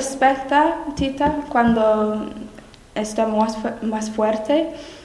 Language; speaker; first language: Spanish; non-native, learner; English